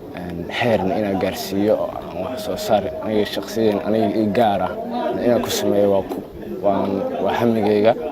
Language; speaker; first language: Somali; early bilingual, heritage; Somali